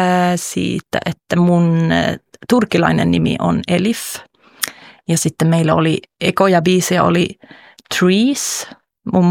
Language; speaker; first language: Finnish; early bilingual, heritage; Finnish